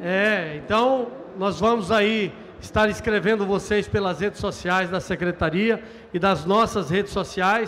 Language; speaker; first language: Portuguese; native; Portuguese